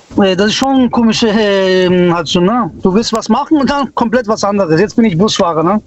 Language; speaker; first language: German; early bilingual, other home language; Italian